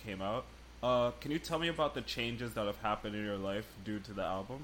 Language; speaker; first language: English; native; English